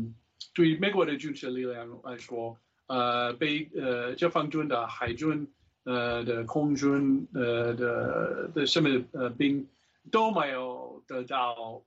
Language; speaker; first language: Chinese; non-native, fluent; English